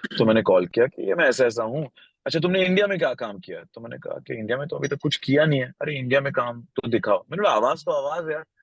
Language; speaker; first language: Hindi; non-native, local second language; Marathi